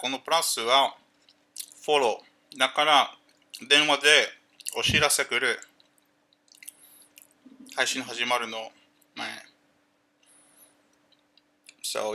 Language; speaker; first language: Japanese; non-native, learner; English